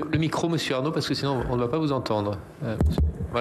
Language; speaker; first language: French; native; French